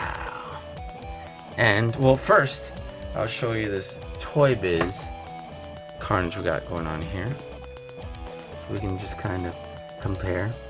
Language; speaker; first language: English; native; English